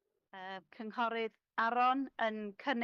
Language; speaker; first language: Welsh; native; Welsh